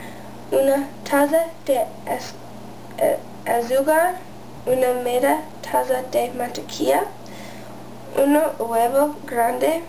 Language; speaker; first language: Spanish; non-native, learner; English